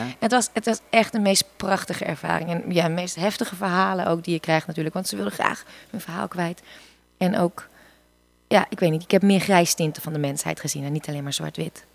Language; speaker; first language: Dutch; native; Dutch